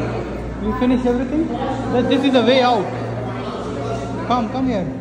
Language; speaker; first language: English; non-native, local second language; Hindi